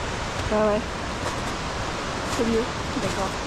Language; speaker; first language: French; native; French